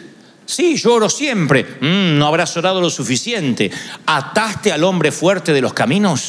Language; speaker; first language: Spanish; native; Spanish